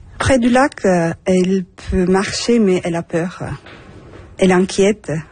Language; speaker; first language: French; non-native, fluent; Turkish